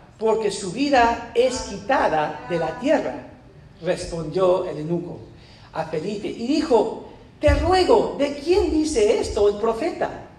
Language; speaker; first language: Spanish; non-native, fluent; English